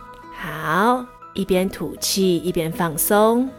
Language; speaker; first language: Chinese; native; Chinese